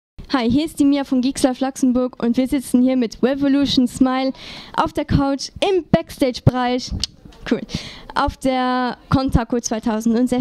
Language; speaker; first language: German; non-native, local second language; Luxembourgish